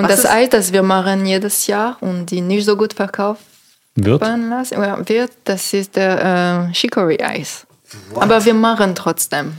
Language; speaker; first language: German; non-native, learner; French